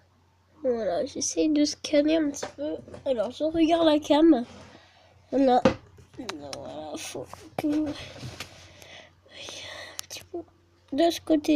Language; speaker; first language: French; native; French